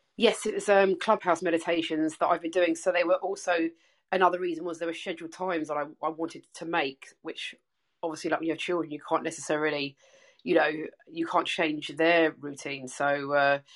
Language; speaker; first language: English; native; English